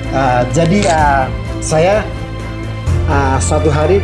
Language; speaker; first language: Indonesian; non-native, learner; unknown